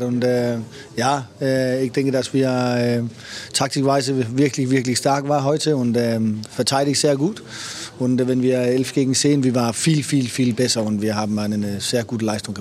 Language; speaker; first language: German; non-native, learner; Danish